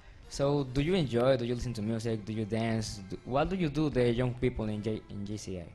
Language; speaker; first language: English; non-native, fluent; Spanish